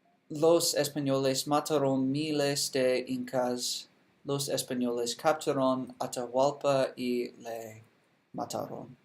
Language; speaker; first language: Spanish; non-native, learner; English